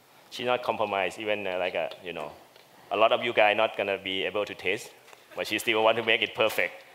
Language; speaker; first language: English; non-native, fluent; Thai